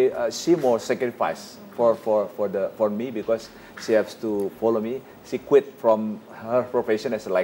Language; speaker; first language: English; non-native, fluent; Indonesian